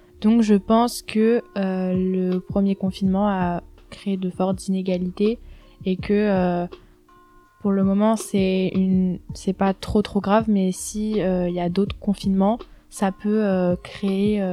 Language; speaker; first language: French; native; French